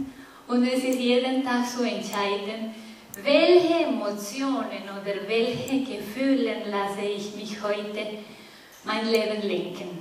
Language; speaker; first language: German; non-native, fluent; Spanish